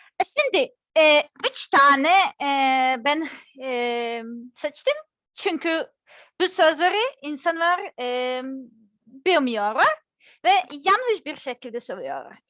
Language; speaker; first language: Turkish; non-native, learner; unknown